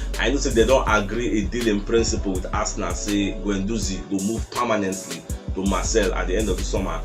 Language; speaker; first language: Nigerian Pidgin; non-native, local second language; Igbo